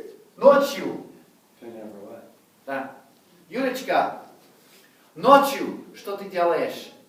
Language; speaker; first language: Russian; non-native, fluent; English